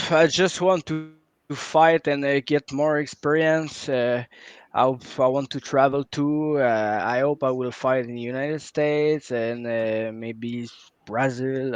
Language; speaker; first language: English; non-native, local second language; French